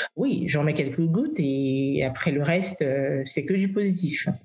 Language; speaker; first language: French; early bilingual, heritage; English